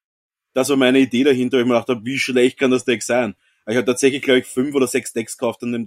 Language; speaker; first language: German; native; German